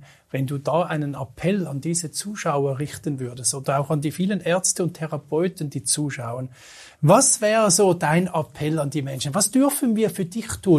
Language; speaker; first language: German; native; German